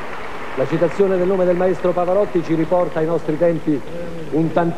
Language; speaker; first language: Italian; native; Italian